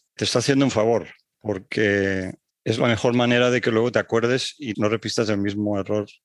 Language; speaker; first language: Spanish; native; Spanish